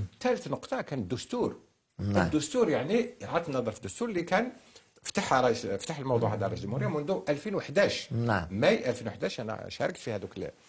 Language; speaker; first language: Arabic; native; Arabic